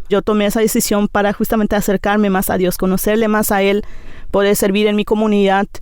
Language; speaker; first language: Spanish; non-native, local second language; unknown